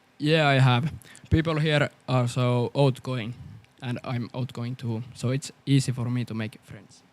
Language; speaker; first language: English; non-native, fluent; Finnish